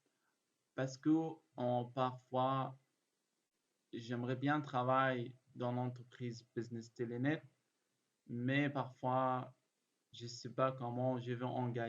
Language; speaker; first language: French; non-native, learner; Arabic